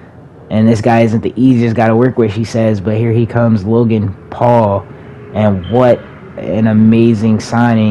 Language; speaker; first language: English; native; English